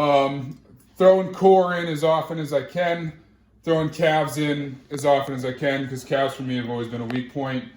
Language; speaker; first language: English; native; English